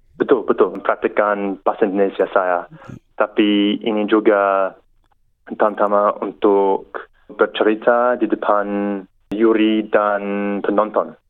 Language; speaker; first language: Indonesian; non-native, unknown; English